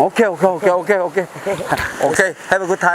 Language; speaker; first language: English; non-native, learner; Korean